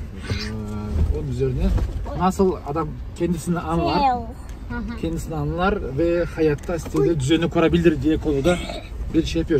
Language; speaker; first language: Turkish; non-native, fluent; Kazakh